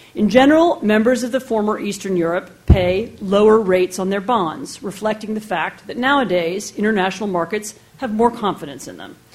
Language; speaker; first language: English; native; English